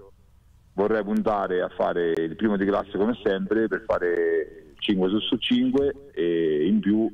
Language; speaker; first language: Italian; native; Italian